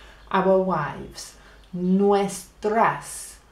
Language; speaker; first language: Spanish; non-native, fluent; English